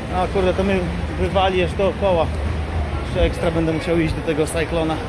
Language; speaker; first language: Polish; native; Polish